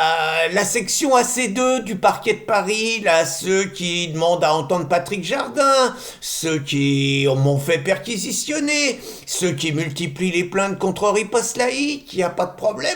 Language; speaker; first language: French; native; French